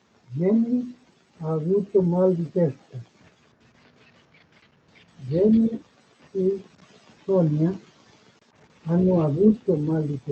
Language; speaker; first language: Italian; non-native, learner; Spanish